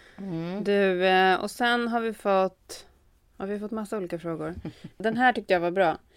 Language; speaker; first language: Swedish; native; Swedish